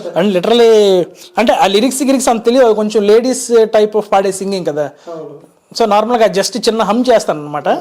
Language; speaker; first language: Telugu; native; Telugu